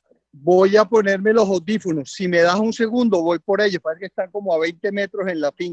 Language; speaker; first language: Spanish; native; Spanish